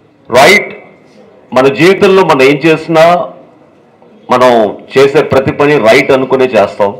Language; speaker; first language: Telugu; native; Telugu